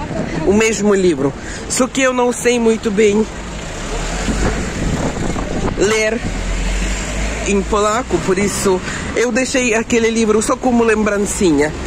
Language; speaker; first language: Portuguese; non-native, fluent; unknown